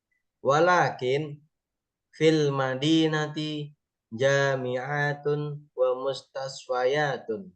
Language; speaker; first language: Arabic; non-native, fluent; Indonesian